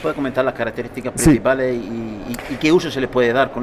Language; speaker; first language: Spanish; native; Spanish